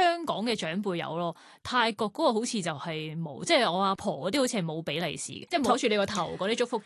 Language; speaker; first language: Cantonese; native; Cantonese